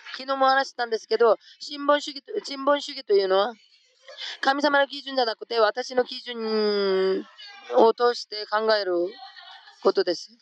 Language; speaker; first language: Japanese; non-native, fluent; Korean